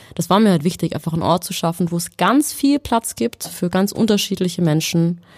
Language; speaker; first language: German; native; German